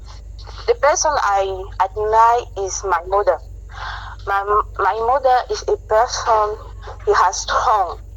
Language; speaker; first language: English; non-native, learner; French